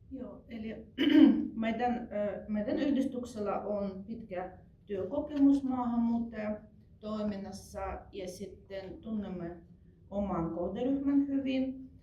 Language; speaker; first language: Finnish; non-native, fluent; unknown